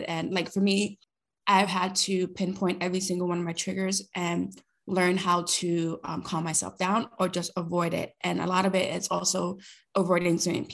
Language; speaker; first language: English; early bilingual, other home language; Spanish